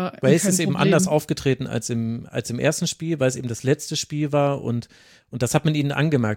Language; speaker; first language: German; native; German